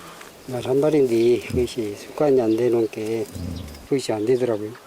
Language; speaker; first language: Korean; native; Korean